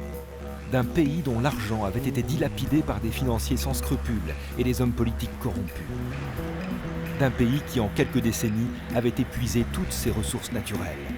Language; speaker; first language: French; native; French